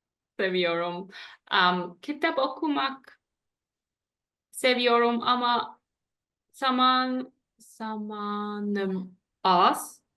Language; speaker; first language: Turkish; non-native, learner; German